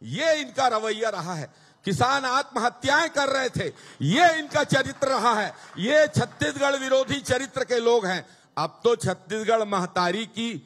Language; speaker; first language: Hindi; native; Hindi